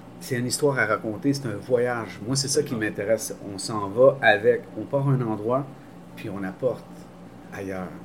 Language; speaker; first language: French; native; French